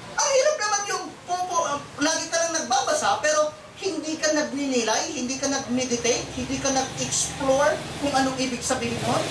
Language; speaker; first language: Filipino; non-native, local second language; Cebuano